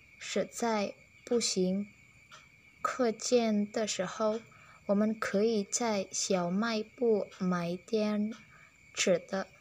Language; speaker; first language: Chinese; non-native, learner; Indonesian